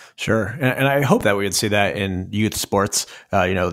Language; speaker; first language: English; native; English